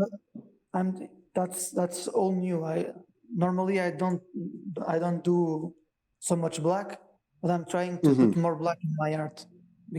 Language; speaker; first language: English; non-native, learner; Portuguese